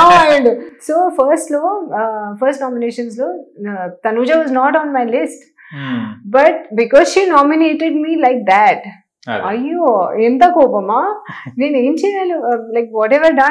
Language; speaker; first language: Telugu; non-native, learner; Hindi